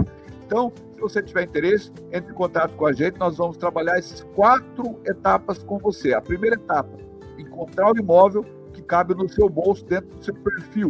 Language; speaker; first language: Portuguese; native; Portuguese